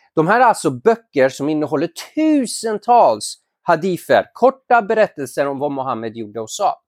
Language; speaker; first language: Swedish; non-native, fluent; Persian